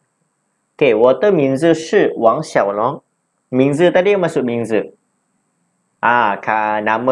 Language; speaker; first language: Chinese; non-native, local second language; Malay